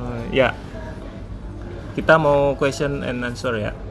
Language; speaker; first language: English; non-native, learner; Indonesian